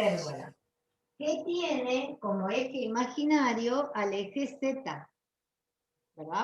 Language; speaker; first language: Spanish; native; Spanish